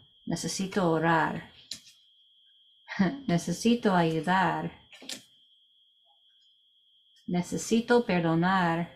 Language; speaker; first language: Spanish; non-native, learner; English